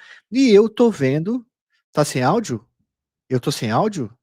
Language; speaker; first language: Portuguese; native; Portuguese